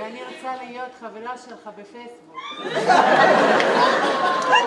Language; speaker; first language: Hebrew; non-native, local second language; Arabic